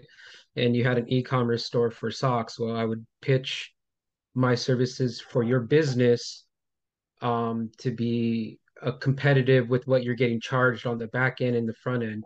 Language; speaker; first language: English; native; English